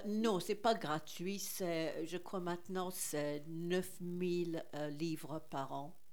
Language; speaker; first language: French; non-native, fluent; English